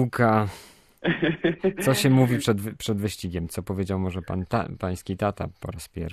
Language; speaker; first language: Polish; native; Polish